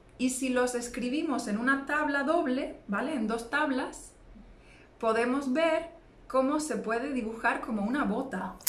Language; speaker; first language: Spanish; native; Spanish